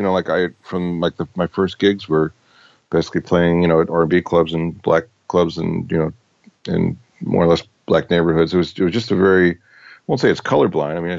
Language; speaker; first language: English; native; English